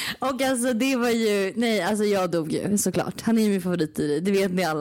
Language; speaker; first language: Swedish; native; Swedish